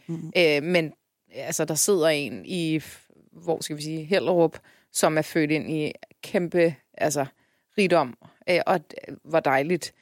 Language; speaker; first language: Danish; early bilingual, other home language; Turkish